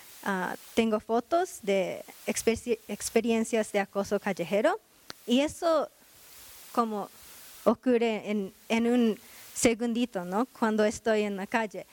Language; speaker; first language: Spanish; non-native, learner; Japanese